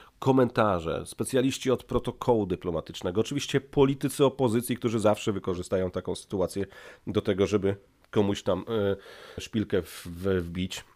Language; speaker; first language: Polish; native; Polish